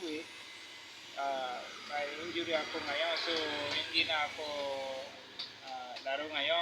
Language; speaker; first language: Filipino; non-native, learner; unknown